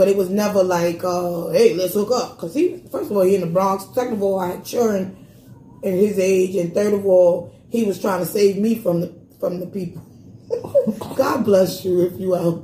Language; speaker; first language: English; native; English